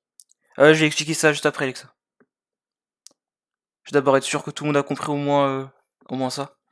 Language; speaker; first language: French; native; French